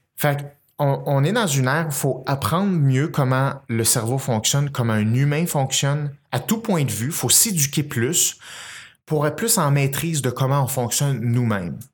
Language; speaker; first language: French; native; French